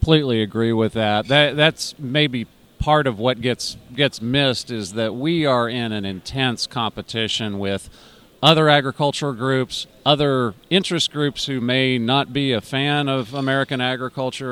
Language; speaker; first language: English; native; English